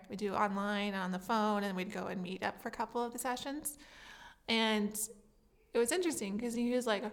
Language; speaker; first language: English; native; English